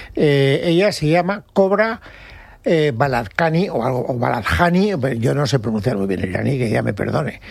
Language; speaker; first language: Spanish; native; Spanish